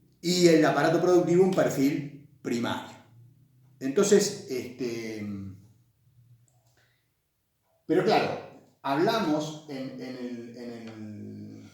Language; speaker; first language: Spanish; native; Spanish